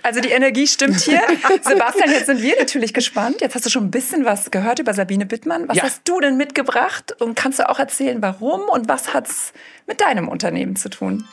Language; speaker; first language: German; native; German